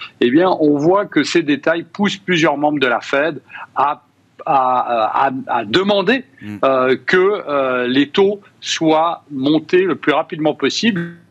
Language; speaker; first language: French; native; French